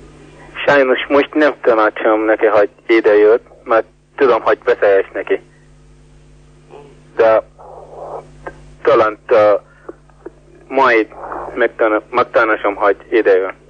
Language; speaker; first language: Hungarian; non-native, learner; Arabic